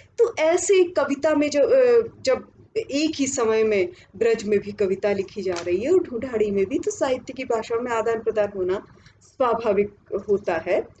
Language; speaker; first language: Hindi; native; Hindi